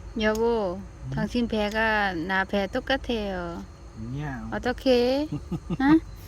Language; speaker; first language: Korean; non-native, learner; Vietnamese